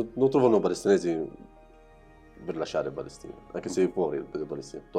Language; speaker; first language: Italian; non-native, learner; Arabic